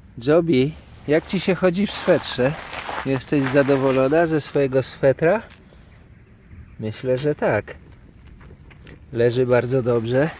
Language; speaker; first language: Polish; native; Polish